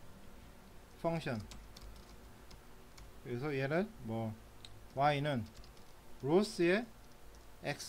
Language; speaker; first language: Korean; native; Korean